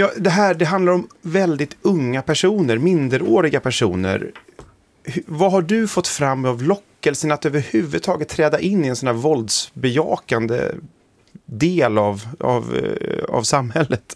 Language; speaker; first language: Swedish; native; Swedish